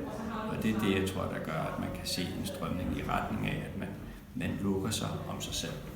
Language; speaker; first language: Danish; native; Danish